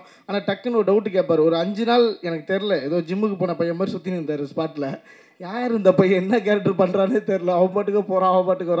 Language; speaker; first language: Tamil; native; Tamil